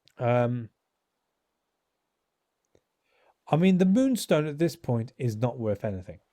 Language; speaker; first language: English; native; English